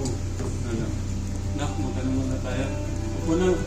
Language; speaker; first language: Filipino; native; Filipino